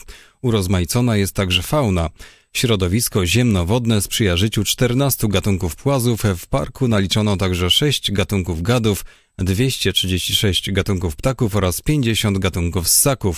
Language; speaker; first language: Polish; native; Polish